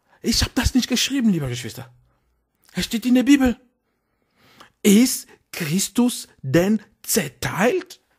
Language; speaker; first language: German; non-native, fluent; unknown